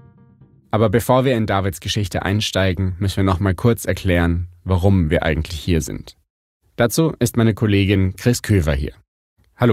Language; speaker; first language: German; native; German